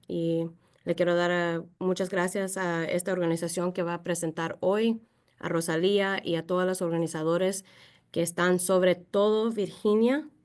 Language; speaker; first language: Spanish; early bilingual, heritage; Spanish